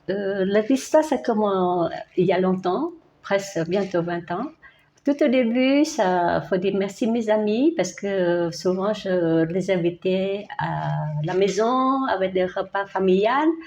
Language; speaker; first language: French; non-native, learner; Vietnamese